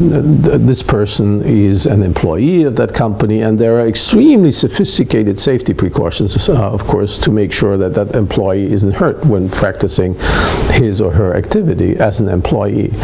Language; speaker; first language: English; non-native, fluent; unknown